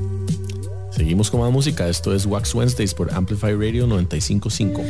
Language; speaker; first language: Spanish; native; Spanish